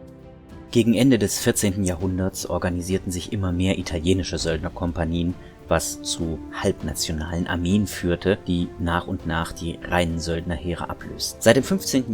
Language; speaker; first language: German; native; German